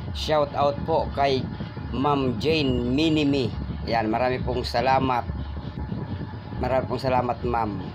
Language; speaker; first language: Filipino; non-native, local second language; Bikol